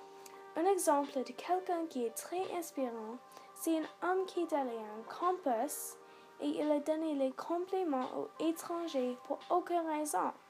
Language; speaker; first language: French; non-native, local second language; English